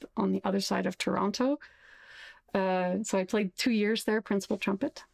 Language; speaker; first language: English; native; English